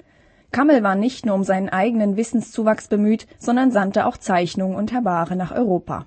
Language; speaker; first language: German; native; German